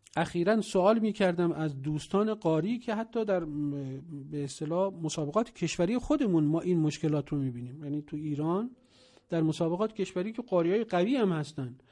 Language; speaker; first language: Persian; native; Persian